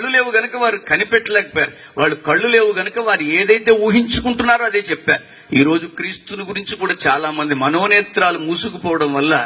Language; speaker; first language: Telugu; non-native, local second language; Tamil